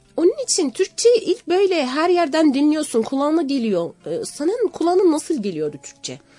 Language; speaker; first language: Turkish; non-native, fluent; Arabic